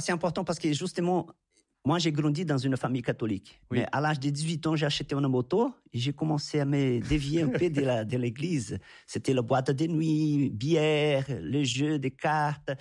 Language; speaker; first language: French; non-native, fluent; Portuguese